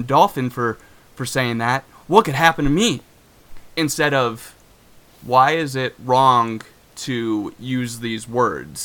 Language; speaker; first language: English; native; English